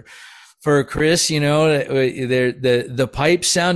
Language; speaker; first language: English; native; English